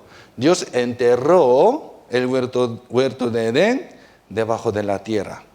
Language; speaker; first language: Spanish; non-native, fluent; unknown